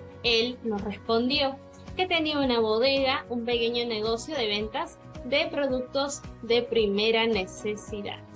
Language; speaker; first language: Spanish; native; Spanish